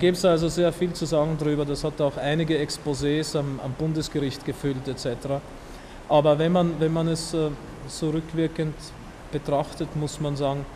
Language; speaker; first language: German; native; German